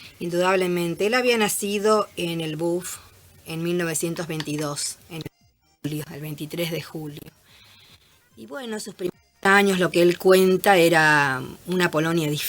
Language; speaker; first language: Spanish; native; Spanish